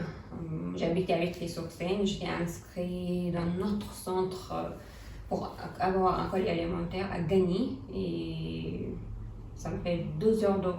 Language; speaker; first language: French; non-native, fluent; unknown